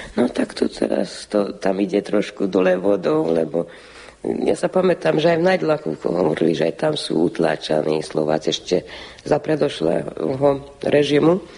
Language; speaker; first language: Slovak; early bilingual, heritage; Slovak